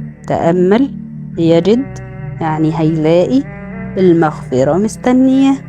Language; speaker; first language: Arabic; native; Arabic